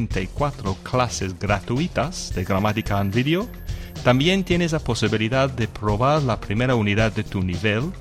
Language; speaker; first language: Spanish; non-native, fluent; English